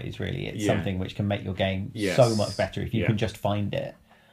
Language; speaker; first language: English; native; English